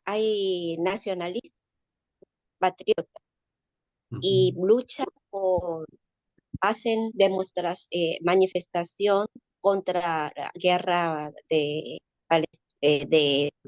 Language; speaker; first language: Spanish; non-native, learner; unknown